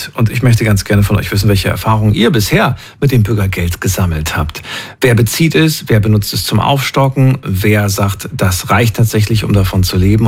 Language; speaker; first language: German; native; German